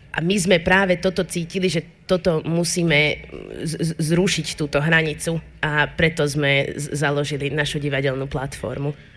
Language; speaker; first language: Slovak; non-native, local second language; Hungarian